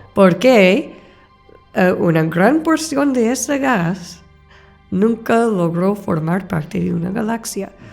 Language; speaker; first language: Spanish; non-native, fluent; English